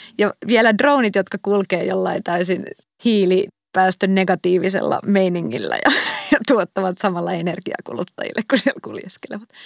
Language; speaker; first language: Finnish; native; Finnish